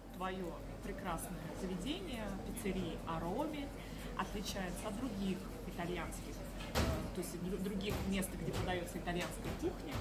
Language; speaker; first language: Russian; native; Russian